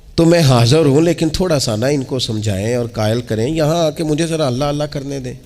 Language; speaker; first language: Urdu; non-native, local second language; Punjabi